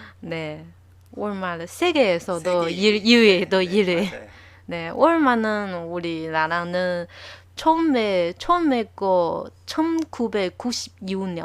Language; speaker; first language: Korean; non-native, learner; Chinese